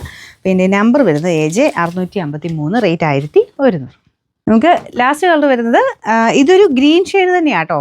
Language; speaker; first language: Malayalam; native; Malayalam